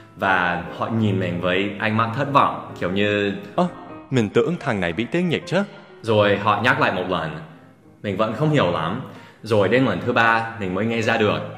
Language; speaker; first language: Vietnamese; non-native, fluent; English